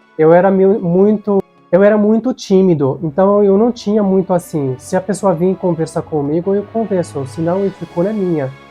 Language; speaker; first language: Portuguese; non-native, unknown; Arabic